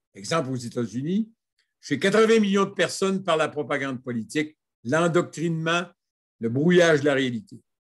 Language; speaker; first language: French; native; French